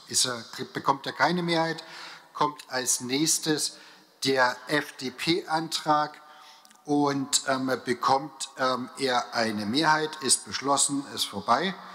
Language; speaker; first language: German; native; German